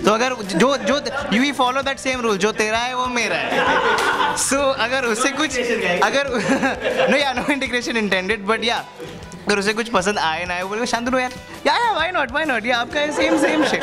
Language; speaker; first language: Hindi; native; Hindi